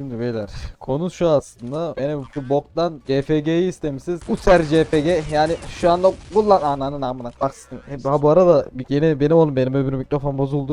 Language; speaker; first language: Turkish; native; Turkish